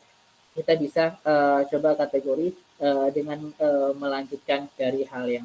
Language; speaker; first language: Indonesian; native; Indonesian